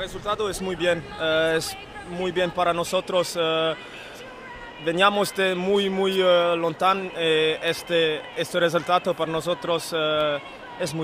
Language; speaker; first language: Spanish; non-native, learner; French